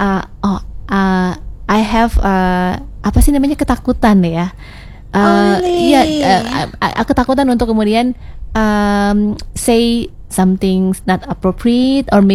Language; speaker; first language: English; non-native, learner; Sundanese